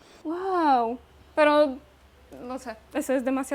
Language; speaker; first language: Spanish; non-native, fluent; Polish